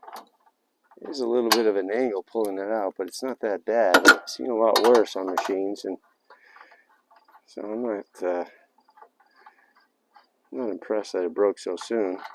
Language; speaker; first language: English; native; English